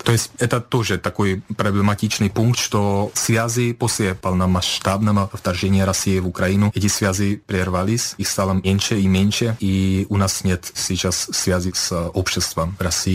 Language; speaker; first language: Russian; non-native, fluent; Czech